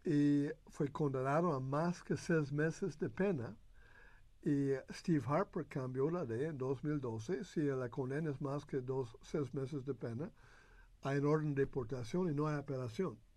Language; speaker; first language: Spanish; non-native, fluent; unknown